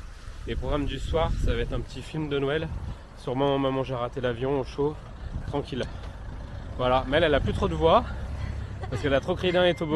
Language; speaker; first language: French; native; French